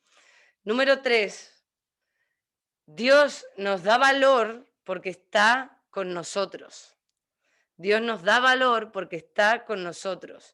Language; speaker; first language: Spanish; native; Spanish